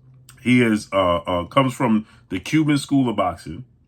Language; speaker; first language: English; native; English